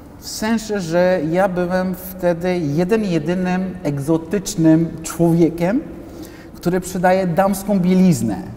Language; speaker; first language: Polish; non-native, fluent; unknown